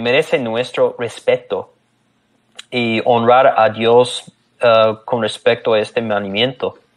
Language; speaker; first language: Spanish; non-native, fluent; English